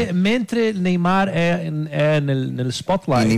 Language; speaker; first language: Italian; non-native, fluent; Portuguese